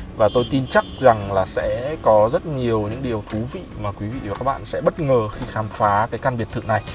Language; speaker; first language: Vietnamese; native; Vietnamese